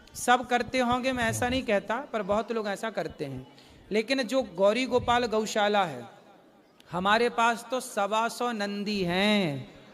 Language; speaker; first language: Hindi; native; Hindi